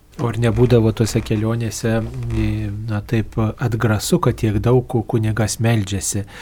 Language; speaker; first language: Lithuanian; native; Lithuanian